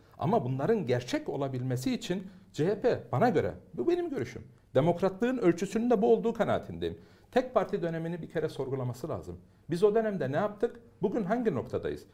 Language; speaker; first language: Turkish; early bilingual, heritage; Turkish